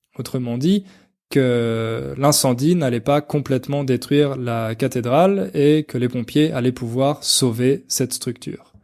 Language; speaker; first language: French; native; French